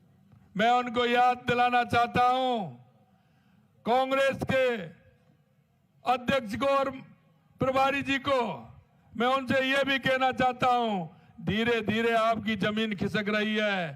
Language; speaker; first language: Hindi; native; Hindi